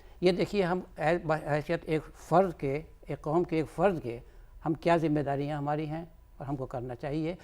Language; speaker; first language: Urdu; native; Urdu